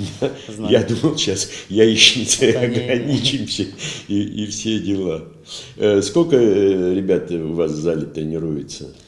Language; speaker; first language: Russian; native; Russian